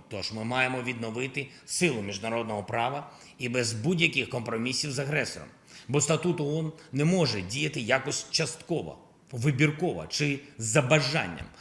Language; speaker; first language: Ukrainian; non-native, local second language; Russian